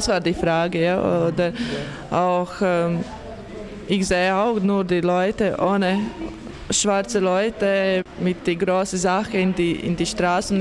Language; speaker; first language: German; non-native, learner; Latvian